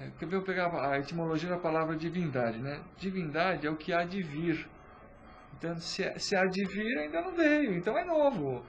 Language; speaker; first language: Portuguese; native; Portuguese